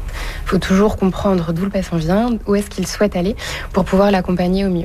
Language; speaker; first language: French; native; French